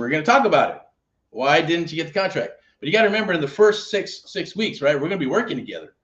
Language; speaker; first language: English; native; English